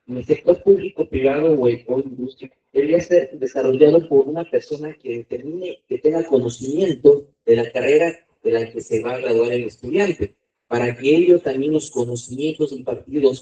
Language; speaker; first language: Spanish; native; Spanish